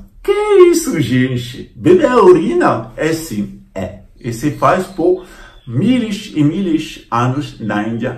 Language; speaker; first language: Portuguese; non-native, fluent; French